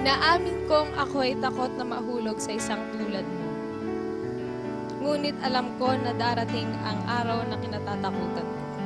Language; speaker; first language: Filipino; native; Filipino